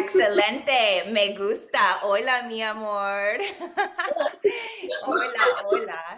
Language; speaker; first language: Spanish; non-native, fluent; English